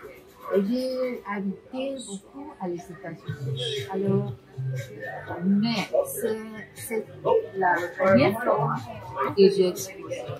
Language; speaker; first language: French; non-native, learner; Spanish